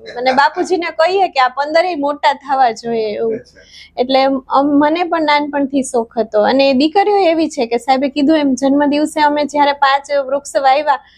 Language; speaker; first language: Gujarati; native; Gujarati